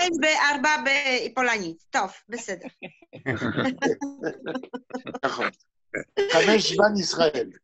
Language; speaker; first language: Hebrew; non-native, learner; Russian